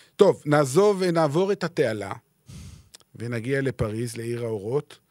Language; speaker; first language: Hebrew; native; Hebrew